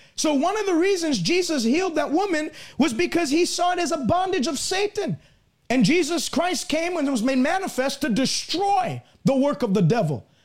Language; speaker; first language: English; native; English